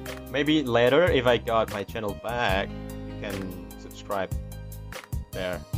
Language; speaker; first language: English; non-native, fluent; Indonesian